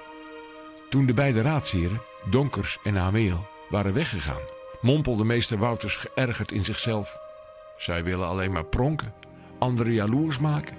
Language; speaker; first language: Dutch; native; Dutch